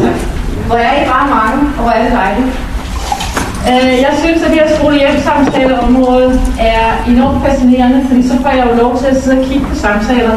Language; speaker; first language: Danish; native; Danish